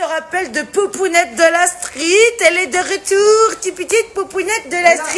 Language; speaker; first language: French; native; French